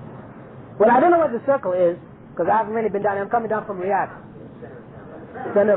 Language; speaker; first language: English; native; English